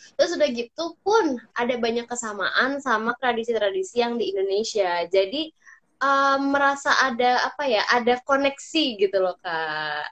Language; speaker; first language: Indonesian; native; Indonesian